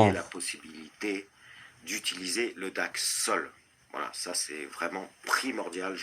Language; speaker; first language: French; native; French